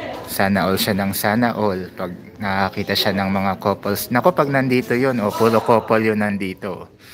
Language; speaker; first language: Filipino; native; Filipino